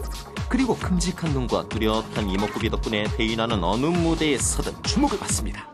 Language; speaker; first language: Korean; native; Korean